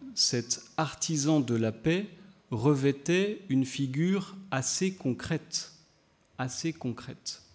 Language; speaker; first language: French; native; French